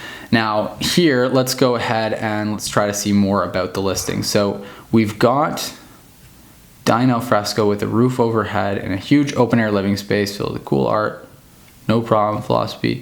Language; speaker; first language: English; native; English